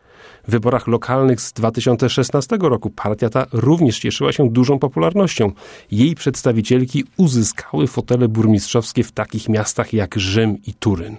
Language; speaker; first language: Polish; native; Polish